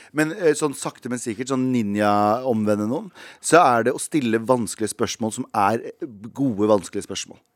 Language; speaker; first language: Norwegian; early bilingual, other home language; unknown